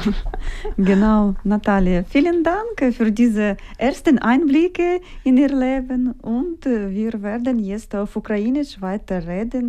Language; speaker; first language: German; non-native, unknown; Ukrainian